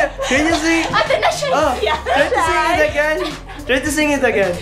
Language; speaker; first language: English; non-native, learner; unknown